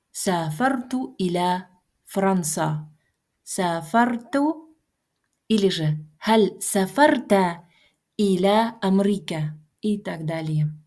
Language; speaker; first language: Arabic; non-native, fluent; Russian